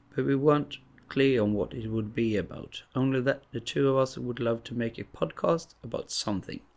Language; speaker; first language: English; non-native, fluent; Swedish